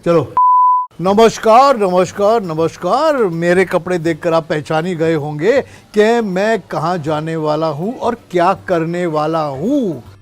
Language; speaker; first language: Hindi; native; Hindi